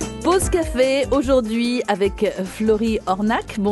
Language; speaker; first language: French; native; French